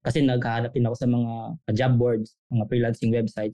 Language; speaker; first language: Filipino; native; Filipino